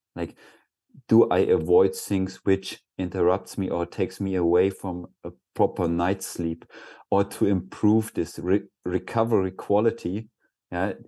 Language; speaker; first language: English; non-native, fluent; German